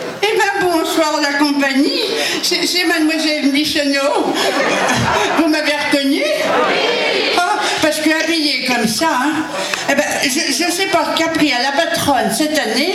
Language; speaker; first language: French; native; French